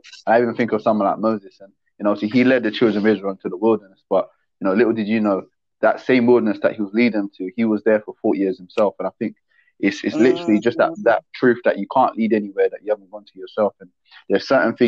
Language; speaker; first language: English; native; English